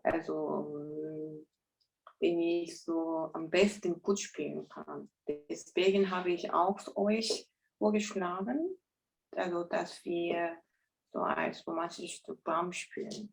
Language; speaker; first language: German; non-native, fluent; Korean